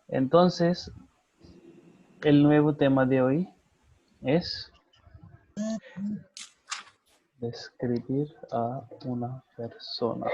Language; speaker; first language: Spanish; non-native, fluent; Hindi